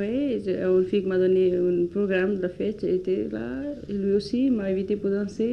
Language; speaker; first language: French; non-native, learner; Spanish